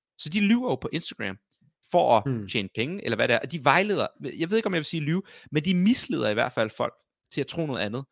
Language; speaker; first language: Danish; native; Danish